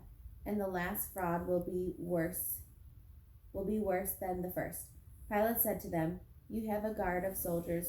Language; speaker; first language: English; native; English